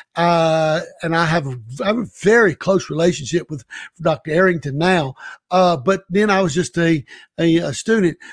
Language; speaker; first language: English; native; English